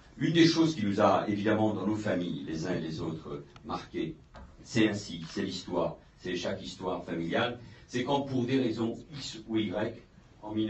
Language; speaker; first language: French; native; French